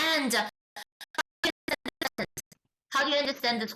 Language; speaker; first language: English; non-native, fluent; Chinese